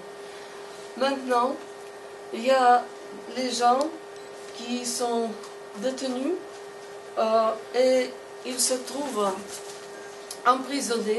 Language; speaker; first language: French; non-native, fluent; Russian